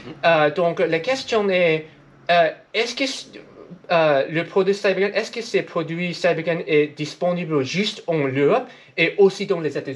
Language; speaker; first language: French; non-native, learner; English